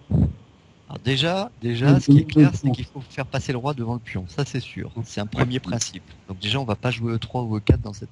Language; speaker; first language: French; native; French